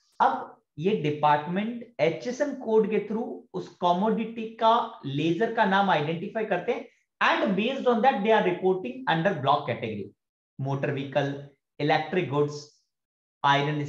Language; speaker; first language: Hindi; native; Hindi